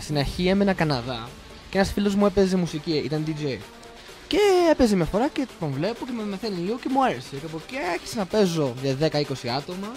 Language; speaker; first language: Greek; early bilingual, heritage; English